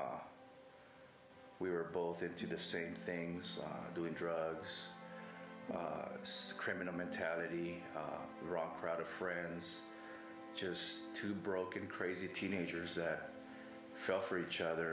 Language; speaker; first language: English; native; English